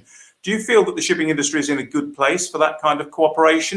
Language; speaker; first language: English; native; English